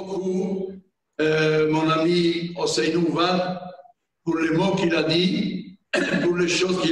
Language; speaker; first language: French; non-native, fluent; Italian